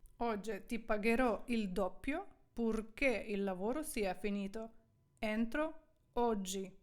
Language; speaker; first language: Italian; non-native, fluent; Ukrainian